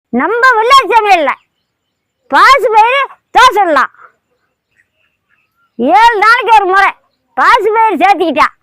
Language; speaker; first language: Tamil; native; Tamil